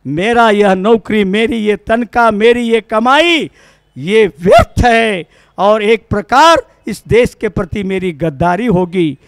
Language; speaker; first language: Hindi; non-native, local second language; Kannada